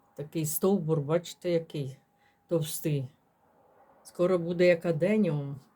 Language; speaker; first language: Ukrainian; non-native, local second language; Russian